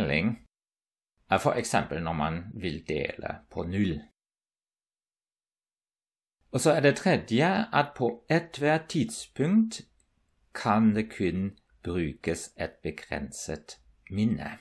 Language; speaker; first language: Norwegian; non-native, fluent; German